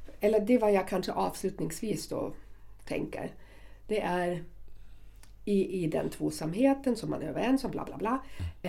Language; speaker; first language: Swedish; non-native, fluent; German